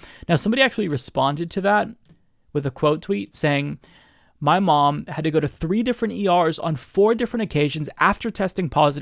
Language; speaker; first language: English; native; English